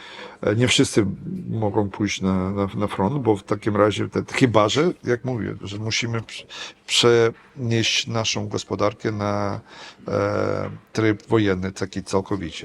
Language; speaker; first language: Polish; non-native, fluent; Ukrainian